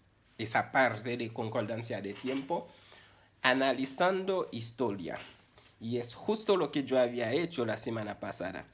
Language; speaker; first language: Spanish; non-native, fluent; Haitian Creole